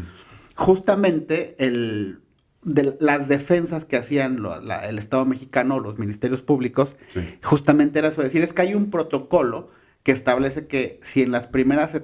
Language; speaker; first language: Spanish; native; Spanish